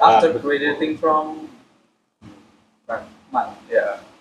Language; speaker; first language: English; non-native, local second language; Indonesian